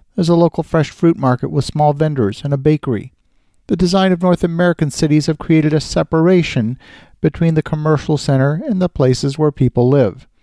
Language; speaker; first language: English; native; English